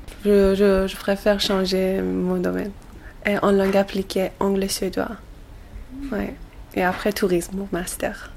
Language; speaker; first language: French; non-native, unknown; Persian